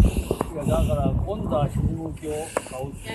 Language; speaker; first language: Japanese; native; Japanese